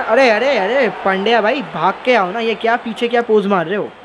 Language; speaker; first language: Hindi; non-native, local second language; Bangla